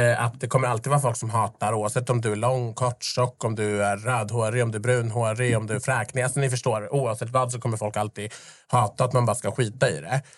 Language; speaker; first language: Swedish; early bilingual, other home language; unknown